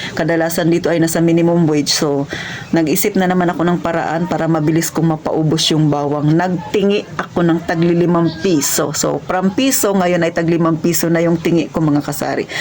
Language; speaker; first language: Filipino; non-native, local second language; Cebuano